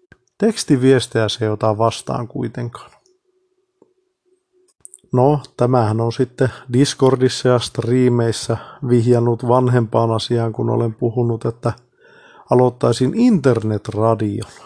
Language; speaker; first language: Finnish; native; Finnish